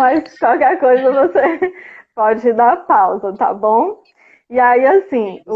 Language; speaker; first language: Portuguese; native; Portuguese